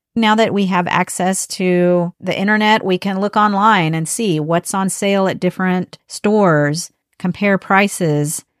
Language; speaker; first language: English; native; English